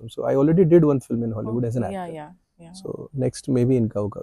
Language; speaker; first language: Telugu; non-native, fluent; Awadhi